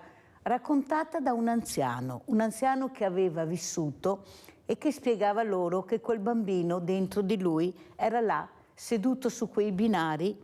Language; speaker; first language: Italian; native; Italian